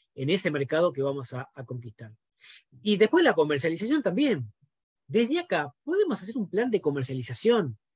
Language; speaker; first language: Spanish; native; Spanish